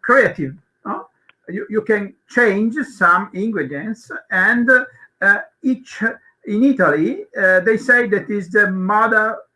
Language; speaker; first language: English; non-native, learner; Italian